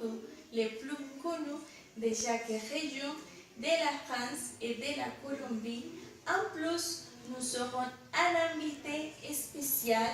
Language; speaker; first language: French; non-native, fluent; Spanish